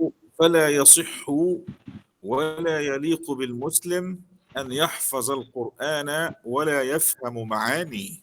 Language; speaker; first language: Arabic; native; Arabic